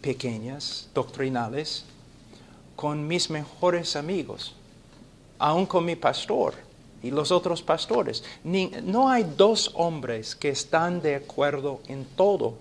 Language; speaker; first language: Spanish; non-native, fluent; English